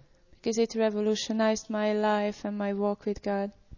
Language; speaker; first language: English; non-native, fluent; Hungarian